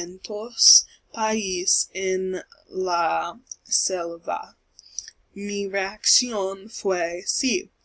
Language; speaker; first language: Spanish; non-native, learner; English